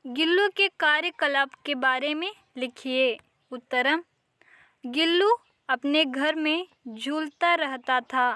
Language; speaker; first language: Hindi; non-native, local second language; Kannada